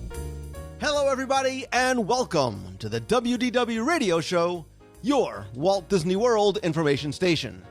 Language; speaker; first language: English; native; English